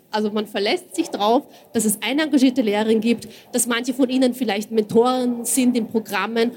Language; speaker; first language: German; early bilingual, other home language; Bosnian